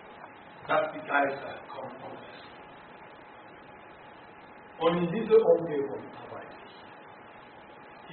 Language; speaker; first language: German; non-native, fluent; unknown